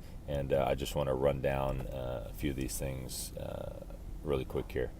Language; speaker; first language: English; native; English